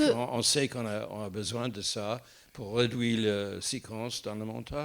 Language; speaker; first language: French; non-native, fluent; English